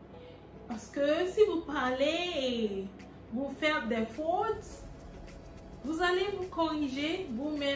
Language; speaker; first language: French; non-native, fluent; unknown